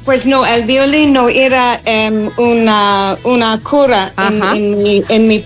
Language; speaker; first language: Spanish; non-native, fluent; English